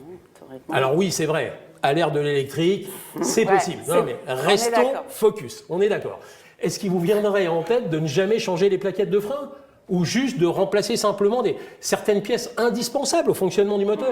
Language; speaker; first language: French; native; French